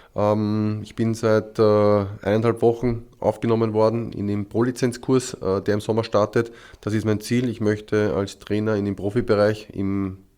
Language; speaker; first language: German; native; German